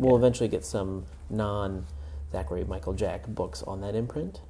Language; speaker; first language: English; native; English